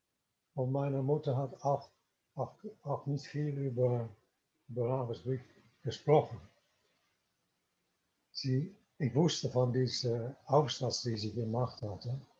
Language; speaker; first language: German; non-native, fluent; Dutch